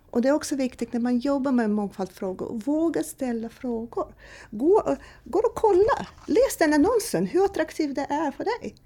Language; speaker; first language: Swedish; non-native, fluent; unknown